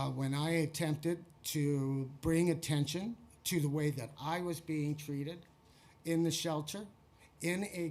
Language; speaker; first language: English; native; English